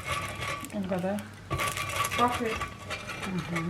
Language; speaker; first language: Russian; non-native, local second language; Azerbaijani